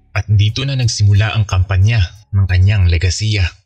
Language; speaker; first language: Filipino; native; Filipino